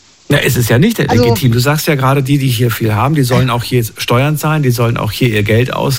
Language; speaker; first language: German; native; German